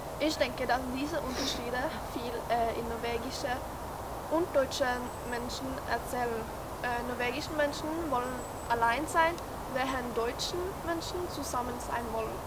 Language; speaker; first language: German; non-native, learner; Norwegian